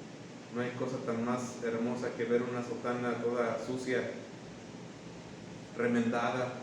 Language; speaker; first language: Spanish; native; Spanish